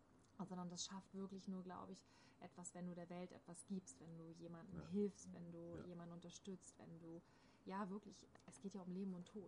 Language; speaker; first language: German; native; German